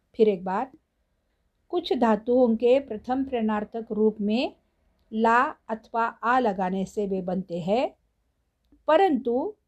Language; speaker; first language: Hindi; non-native, local second language; Marathi